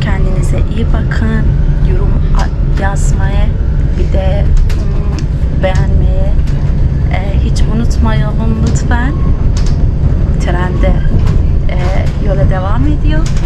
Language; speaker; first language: Turkish; non-native, fluent; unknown